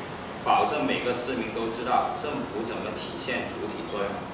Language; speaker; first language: Chinese; native; Chinese